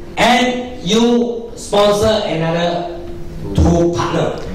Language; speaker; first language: English; non-native, local second language; Min Nan Chinese